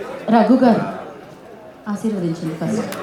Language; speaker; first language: Telugu; native; Telugu